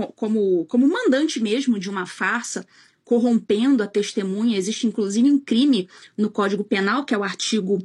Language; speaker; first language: Portuguese; native; Portuguese